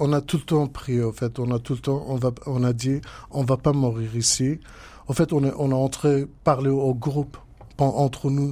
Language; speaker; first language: French; non-native, learner; Kurdish